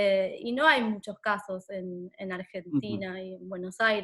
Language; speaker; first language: Spanish; native; Spanish